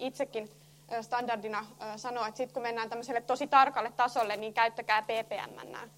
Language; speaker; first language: Finnish; native; Finnish